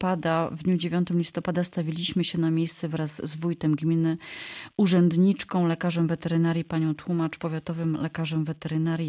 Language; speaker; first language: Polish; native; Polish